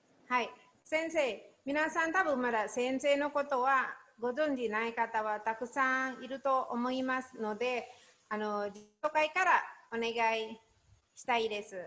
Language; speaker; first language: Japanese; non-native, learner; Indonesian